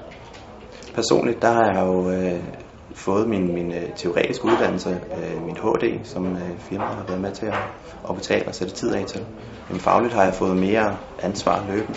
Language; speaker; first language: Danish; native; Danish